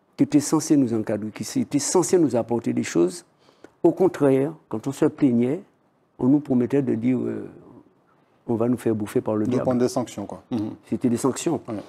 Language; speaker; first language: French; native; French